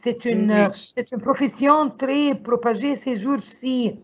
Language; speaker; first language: French; non-native, learner; Arabic